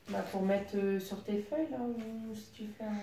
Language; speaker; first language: French; native; French